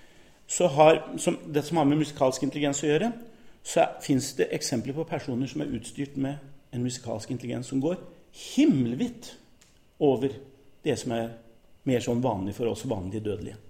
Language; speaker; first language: Norwegian; native; Norwegian